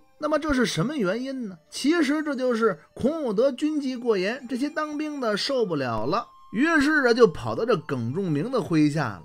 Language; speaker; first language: Chinese; native; Chinese